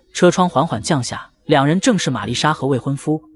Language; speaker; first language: Chinese; native; Chinese